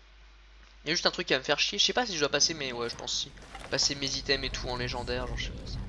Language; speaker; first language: French; native; French